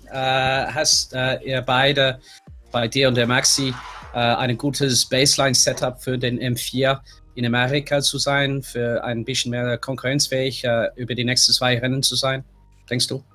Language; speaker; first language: German; non-native, learner; English